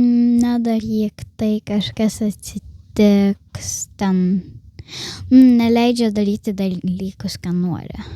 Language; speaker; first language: Lithuanian; early bilingual, heritage; Lithuanian